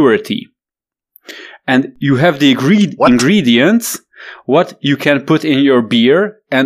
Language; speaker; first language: English; non-native, fluent; Romanian